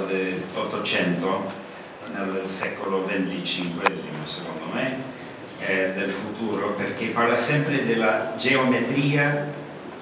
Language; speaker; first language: Italian; non-native, learner; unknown